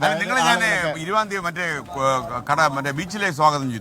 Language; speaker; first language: Malayalam; native; Malayalam